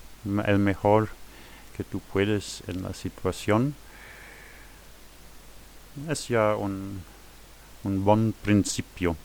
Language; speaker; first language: Spanish; non-native, fluent; German